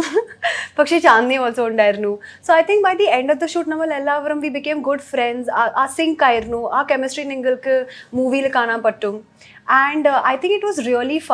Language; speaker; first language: Malayalam; early bilingual, heritage; Malayalam